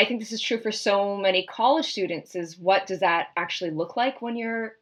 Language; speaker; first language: English; native; English